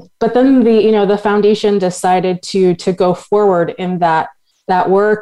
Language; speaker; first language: English; native; English